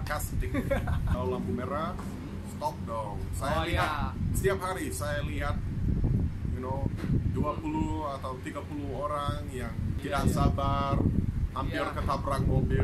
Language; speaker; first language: Indonesian; non-native, fluent; English